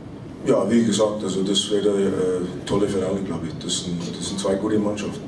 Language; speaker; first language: German; non-native, fluent; English